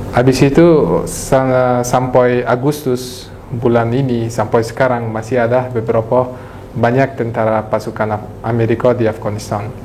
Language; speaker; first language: Indonesian; non-native, fluent; Persian